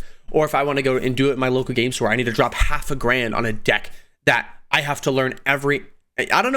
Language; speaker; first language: English; native; English